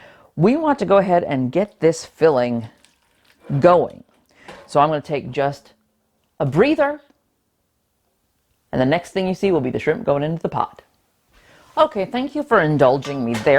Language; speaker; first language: English; native; English